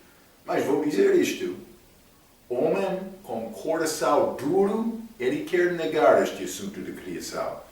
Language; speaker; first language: Portuguese; non-native, fluent; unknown